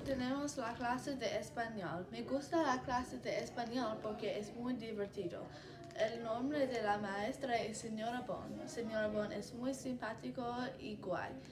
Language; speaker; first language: Spanish; non-native, learner; English